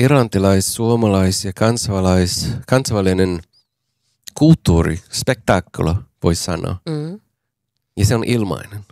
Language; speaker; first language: Finnish; non-native, fluent; English